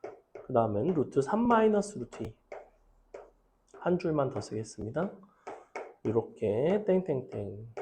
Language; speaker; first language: Korean; native; Korean